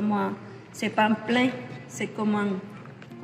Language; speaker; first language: French; non-native, learner; Spanish